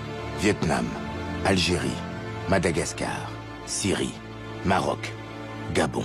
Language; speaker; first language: French; native; French